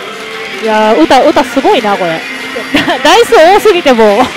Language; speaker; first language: Japanese; native; Japanese